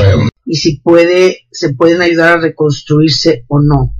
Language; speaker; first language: Spanish; native; Spanish